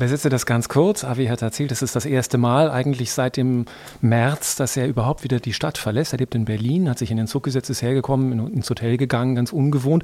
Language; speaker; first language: German; native; German